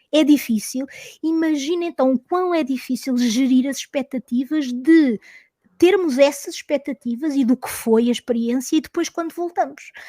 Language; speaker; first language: Portuguese; native; Portuguese